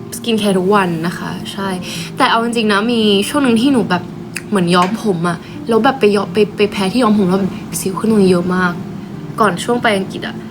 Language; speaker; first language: Thai; early bilingual, heritage; Thai